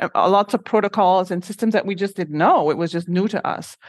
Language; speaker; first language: English; non-native, fluent; Spanish